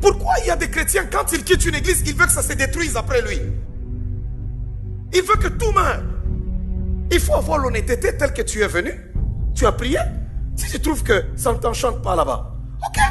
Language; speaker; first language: French; non-native, local second language; Haitian Creole